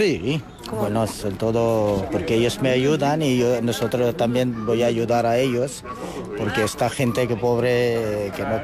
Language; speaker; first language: Spanish; non-native, learner; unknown